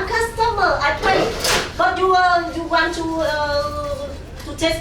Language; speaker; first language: English; non-native, learner; Vietnamese